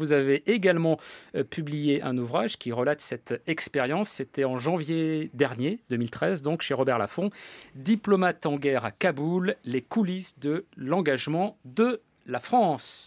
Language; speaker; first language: French; native; French